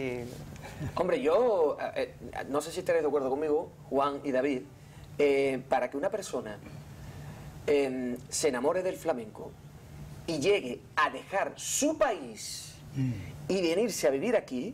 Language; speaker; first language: Spanish; native; Spanish